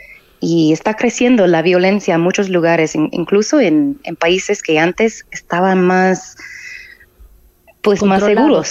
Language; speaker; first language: Spanish; non-native, fluent; English